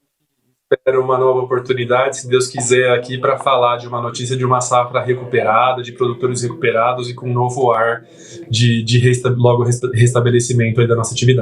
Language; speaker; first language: Portuguese; native; Portuguese